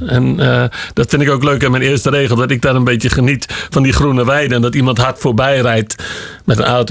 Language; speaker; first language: Dutch; native; Dutch